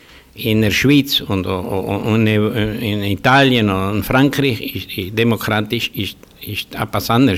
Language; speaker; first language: German; early bilingual, heritage; German